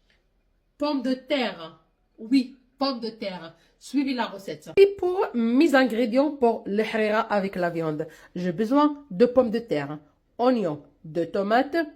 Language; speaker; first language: French; non-native, local second language; Arabic